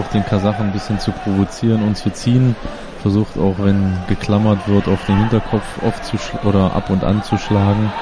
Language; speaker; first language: German; native; German